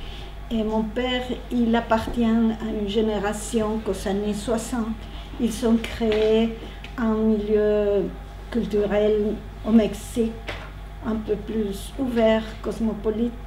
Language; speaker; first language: French; non-native, learner; Spanish